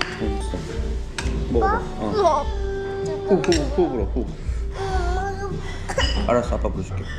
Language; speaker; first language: Korean; native; Korean